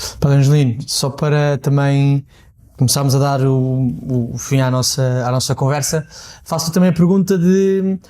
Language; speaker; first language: Portuguese; native; Portuguese